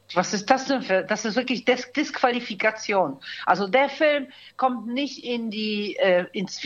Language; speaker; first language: German; native; German